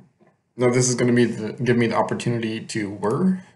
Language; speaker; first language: English; native; English